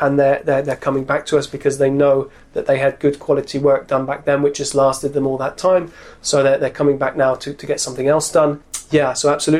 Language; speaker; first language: English; native; English